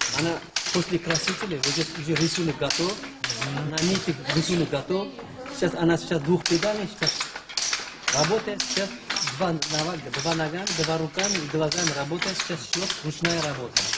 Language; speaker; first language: Russian; non-native, local second language; Uzbek